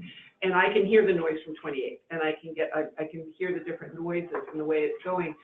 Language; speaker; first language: English; native; English